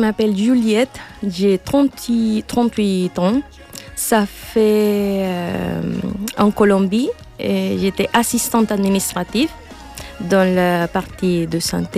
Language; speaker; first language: French; non-native, learner; Spanish